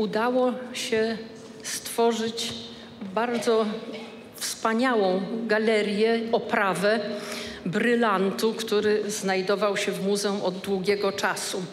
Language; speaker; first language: Polish; native; Polish